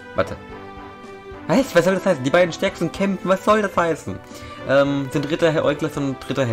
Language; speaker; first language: German; native; German